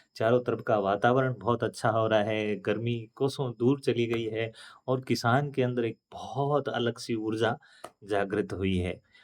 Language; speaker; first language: Hindi; native; Hindi